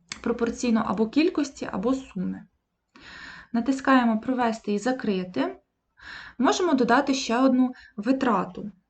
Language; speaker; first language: Ukrainian; native; Ukrainian